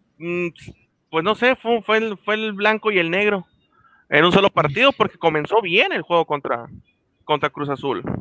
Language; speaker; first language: Spanish; native; Spanish